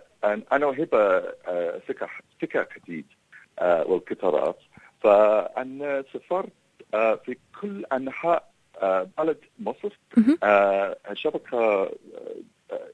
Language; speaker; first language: Arabic; non-native, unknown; English